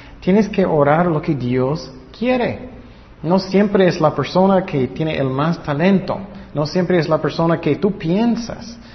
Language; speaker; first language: Spanish; non-native, fluent; English